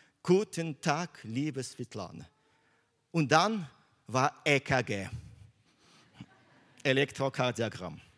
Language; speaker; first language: German; non-native, fluent; Russian